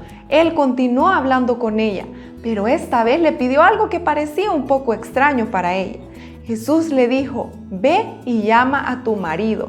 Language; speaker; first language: Spanish; native; Spanish